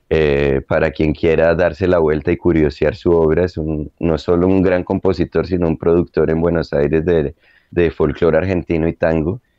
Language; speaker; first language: Spanish; native; Spanish